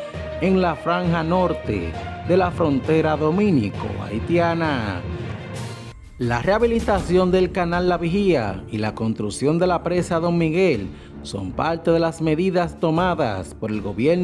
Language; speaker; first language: Spanish; native; Spanish